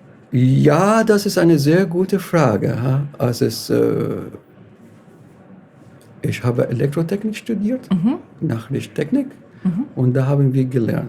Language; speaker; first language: German; non-native, fluent; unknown